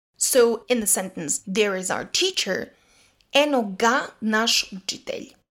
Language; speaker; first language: English; non-native, fluent; Serbian